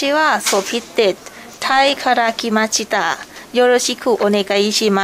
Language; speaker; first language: Japanese; non-native, learner; Thai